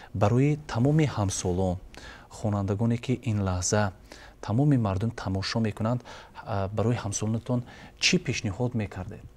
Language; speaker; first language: Tajik; native; Tajik